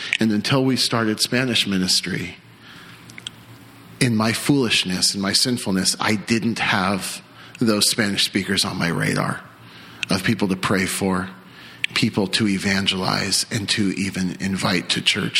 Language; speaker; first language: English; native; English